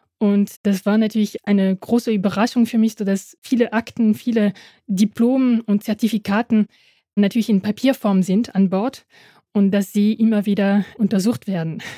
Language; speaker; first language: German; non-native, fluent; French